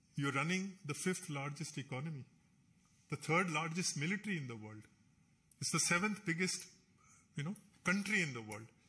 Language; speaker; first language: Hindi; non-native, local second language; Punjabi